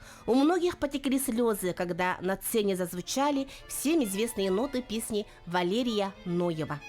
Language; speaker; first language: Russian; native; Russian